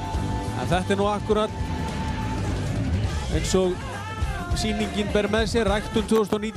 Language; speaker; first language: Icelandic; native; Icelandic